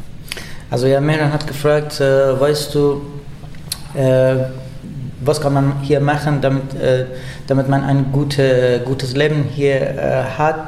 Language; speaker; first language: German; non-native, learner; Persian